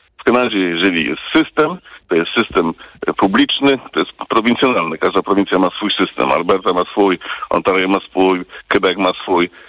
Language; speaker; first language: Polish; early bilingual, heritage; Polish